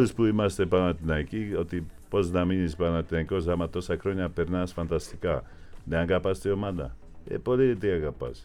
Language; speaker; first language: Greek; non-native, fluent; Polish